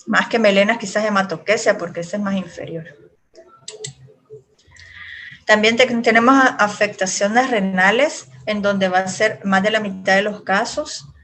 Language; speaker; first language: Spanish; native; Spanish